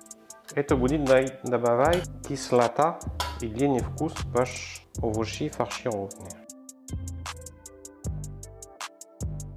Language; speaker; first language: Russian; non-native, learner; French